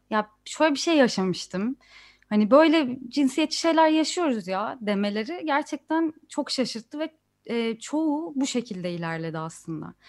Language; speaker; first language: Turkish; native; Turkish